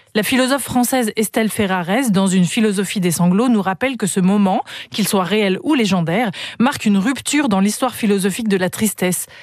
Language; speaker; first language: French; native; French